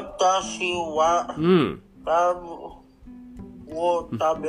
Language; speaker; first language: Japanese; non-native, learner; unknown